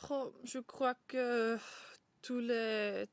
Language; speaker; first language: French; non-native, local second language; Dutch